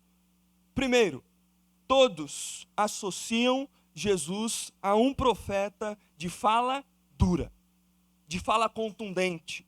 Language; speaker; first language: Portuguese; native; Portuguese